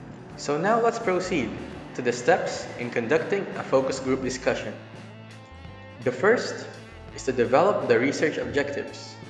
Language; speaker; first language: English; non-native, local second language; Filipino